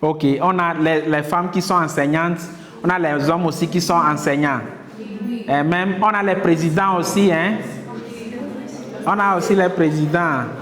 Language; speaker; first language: French; non-native, local second language; Kinyarwanda